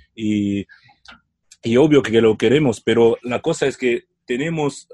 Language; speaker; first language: Spanish; non-native, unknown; French